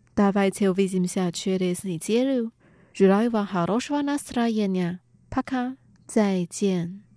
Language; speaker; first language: Russian; non-native, learner; Chinese